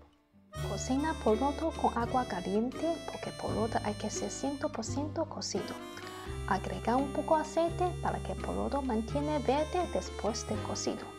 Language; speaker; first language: Spanish; non-native, learner; Chinese